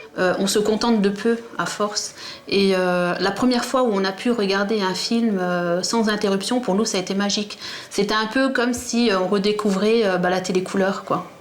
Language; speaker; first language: French; native; French